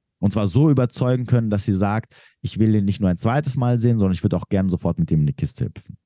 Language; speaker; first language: German; native; German